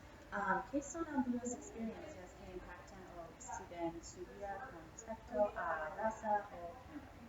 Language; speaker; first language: Spanish; non-native, learner; English